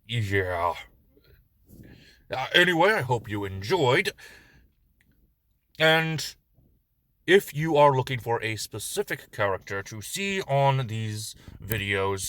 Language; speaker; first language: English; native; English